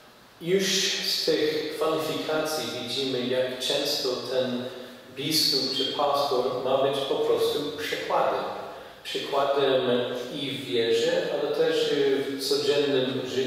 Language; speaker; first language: Polish; non-native, fluent; English